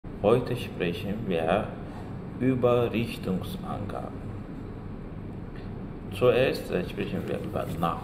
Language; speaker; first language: German; non-native, fluent; Azerbaijani